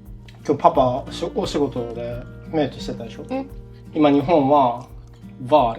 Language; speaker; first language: Japanese; native; Japanese